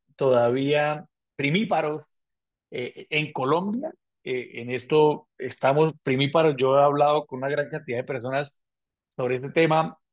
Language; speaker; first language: Spanish; native; Spanish